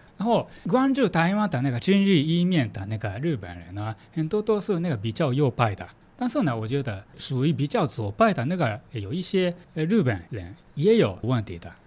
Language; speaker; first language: Chinese; non-native, fluent; Japanese